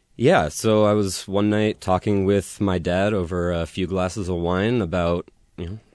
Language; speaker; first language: English; native; English